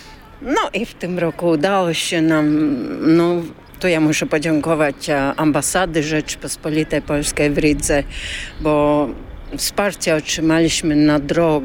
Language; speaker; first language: Polish; early bilingual, heritage; Polish